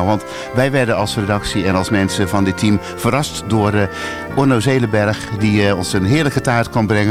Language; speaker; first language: Dutch; native; Dutch